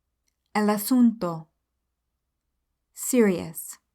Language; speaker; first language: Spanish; non-native, fluent; English